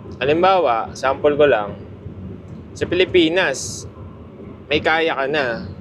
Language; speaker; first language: Filipino; native; Filipino